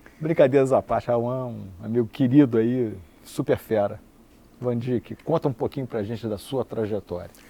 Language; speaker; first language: Portuguese; native; Portuguese